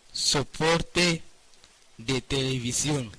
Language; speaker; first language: Spanish; non-native, fluent; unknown